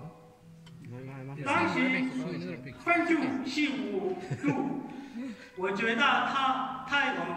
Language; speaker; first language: Chinese; non-native, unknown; Arabic